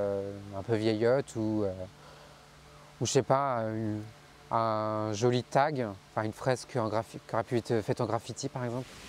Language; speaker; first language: French; native; French